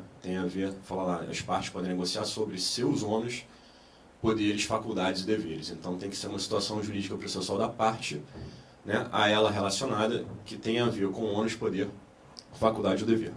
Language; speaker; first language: Portuguese; native; Portuguese